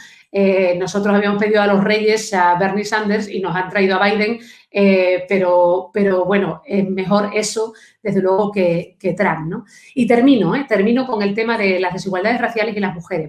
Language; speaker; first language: Spanish; native; Spanish